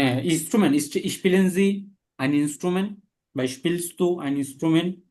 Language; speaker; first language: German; non-native, learner; Bangla